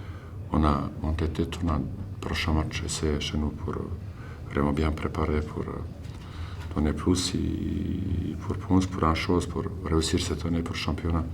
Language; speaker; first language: French; non-native, learner; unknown